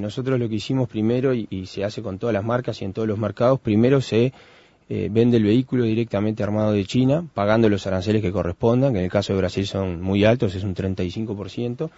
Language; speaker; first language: Spanish; native; Spanish